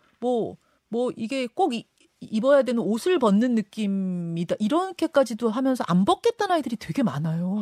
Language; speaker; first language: Korean; native; Korean